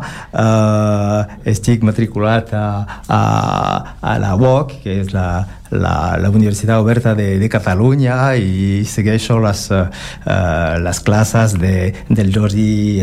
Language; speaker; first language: Catalan; non-native, learner; French